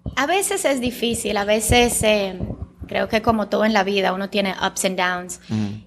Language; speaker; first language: Spanish; early bilingual, other home language; Bulgarian